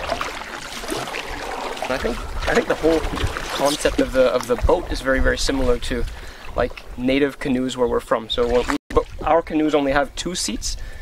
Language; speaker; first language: English; native; English